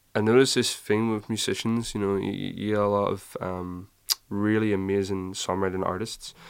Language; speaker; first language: English; native; English